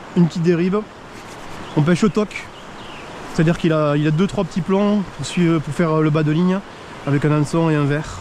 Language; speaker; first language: French; native; French